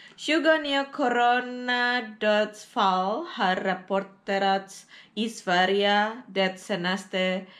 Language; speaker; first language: Swedish; non-native, learner; Indonesian